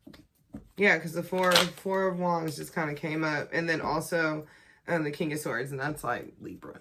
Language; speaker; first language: English; native; English